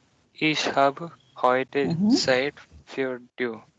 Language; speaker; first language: German; non-native, learner; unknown